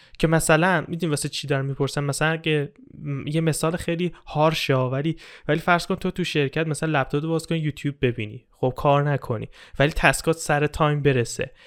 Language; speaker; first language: Persian; native; Persian